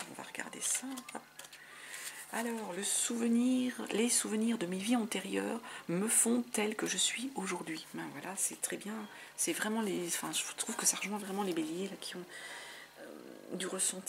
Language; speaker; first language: French; native; French